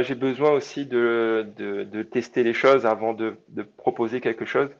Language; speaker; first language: French; native; French